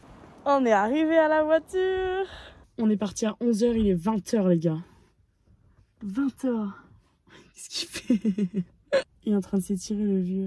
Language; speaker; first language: French; native; French